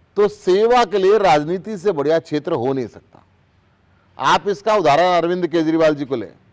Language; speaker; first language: Hindi; native; Hindi